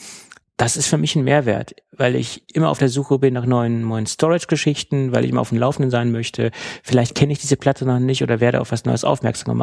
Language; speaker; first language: German; native; German